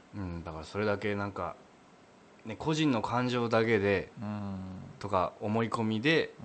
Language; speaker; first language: Japanese; native; Japanese